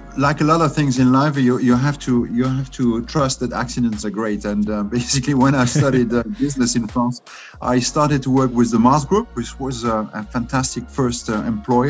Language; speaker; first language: English; non-native, fluent; French